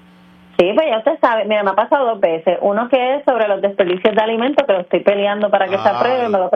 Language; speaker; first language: Spanish; native; Spanish